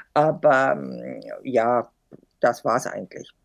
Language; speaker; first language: German; native; German